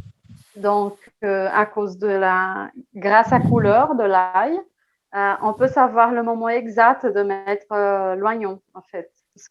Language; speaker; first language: French; non-native, fluent; Portuguese